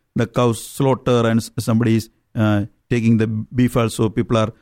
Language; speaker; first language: English; non-native, local second language; Malayalam